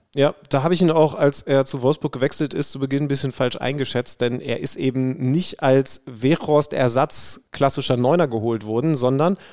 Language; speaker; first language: German; non-native, fluent; Danish